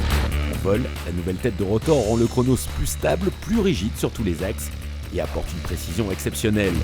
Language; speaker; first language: French; native; French